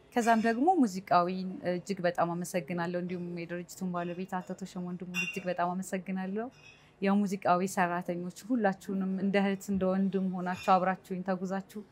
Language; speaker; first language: Amharic; native; Amharic